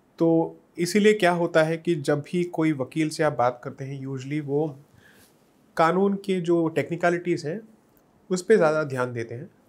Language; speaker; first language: Hindi; non-native, local second language; Tamil